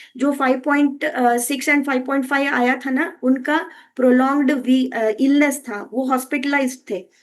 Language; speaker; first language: Hindi; non-native, local second language; Kannada